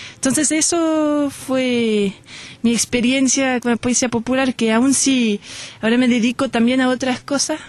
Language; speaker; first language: Spanish; non-native, fluent; French